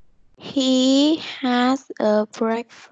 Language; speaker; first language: English; non-native, learner; Vietnamese